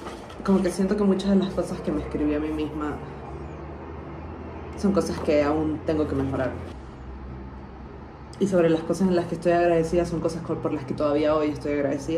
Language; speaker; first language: Spanish; native; Spanish